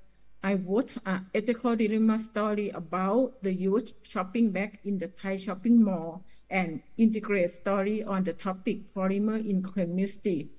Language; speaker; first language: English; non-native, learner; Thai